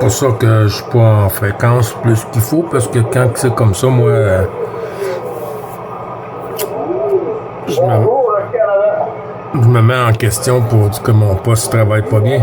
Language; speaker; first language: French; native; French